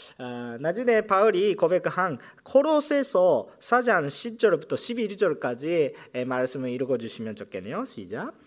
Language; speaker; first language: Korean; non-native, fluent; Japanese